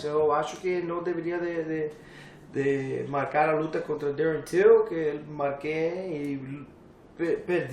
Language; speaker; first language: Portuguese; non-native, learner; English